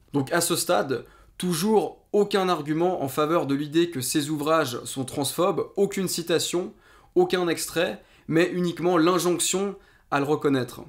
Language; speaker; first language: French; native; French